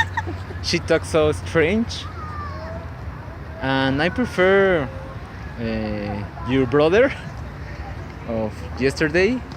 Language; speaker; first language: English; non-native, learner; Spanish